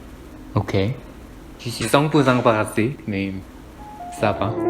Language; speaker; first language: French; non-native, learner; Korean